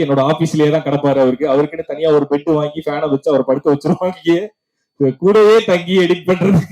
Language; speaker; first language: Tamil; native; Tamil